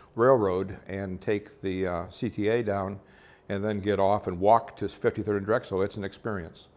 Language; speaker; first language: English; native; English